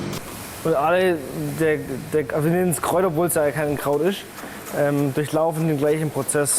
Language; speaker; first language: German; native; German